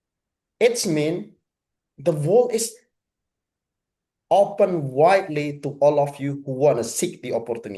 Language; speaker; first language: English; non-native, fluent; Indonesian